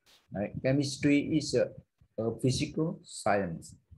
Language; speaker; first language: English; non-native, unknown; Vietnamese